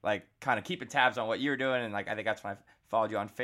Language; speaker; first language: English; native; English